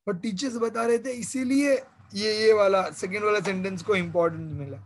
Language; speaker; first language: Hindi; non-native, local second language; Marathi